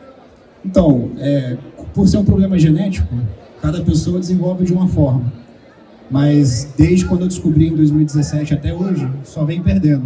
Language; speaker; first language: Portuguese; native; Portuguese